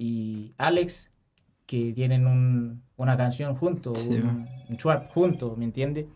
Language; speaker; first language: Spanish; non-native, learner; Haitian Creole